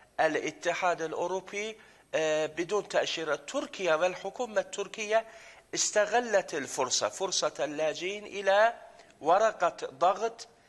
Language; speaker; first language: Arabic; non-native, fluent; Turkish